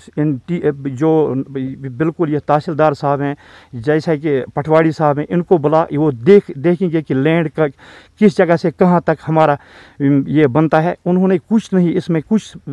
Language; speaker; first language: Hindi; non-native, local second language; Kashmiri